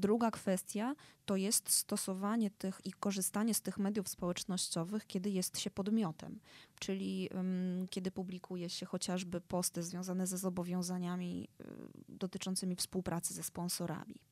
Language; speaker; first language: Polish; native; Polish